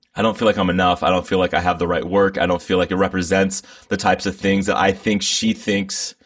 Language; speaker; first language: English; native; English